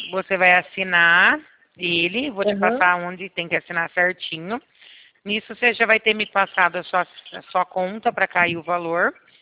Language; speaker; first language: Portuguese; native; Portuguese